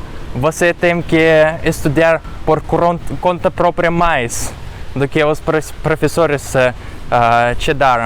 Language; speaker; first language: Portuguese; non-native, fluent; Russian